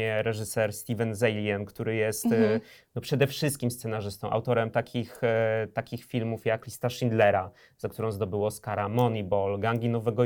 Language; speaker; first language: Polish; native; Polish